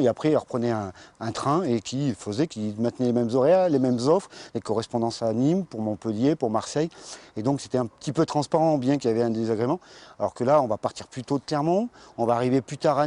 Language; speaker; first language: French; native; French